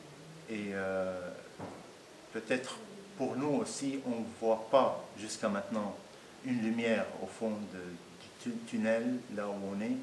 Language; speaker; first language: French; non-native, fluent; Arabic